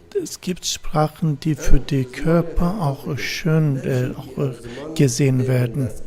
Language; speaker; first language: German; non-native, fluent; Kurdish